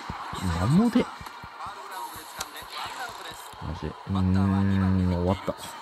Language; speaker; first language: Japanese; native; Japanese